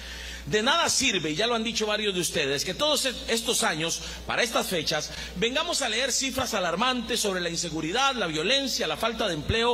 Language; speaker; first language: Spanish; native; Spanish